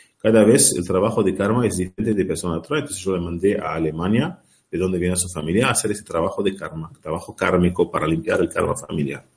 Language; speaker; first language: Spanish; non-native, learner; Arabic